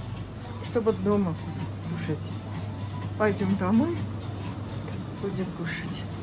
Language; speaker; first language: Russian; non-native, fluent; Armenian